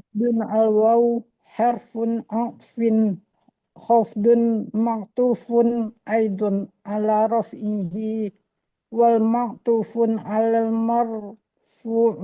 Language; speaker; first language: Arabic; non-native, learner; Indonesian